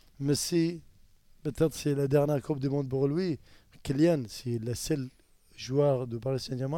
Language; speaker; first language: French; non-native, learner; Arabic